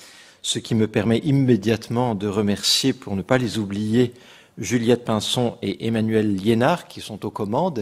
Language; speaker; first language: French; native; French